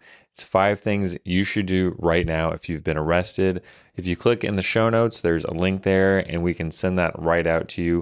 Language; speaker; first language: English; native; English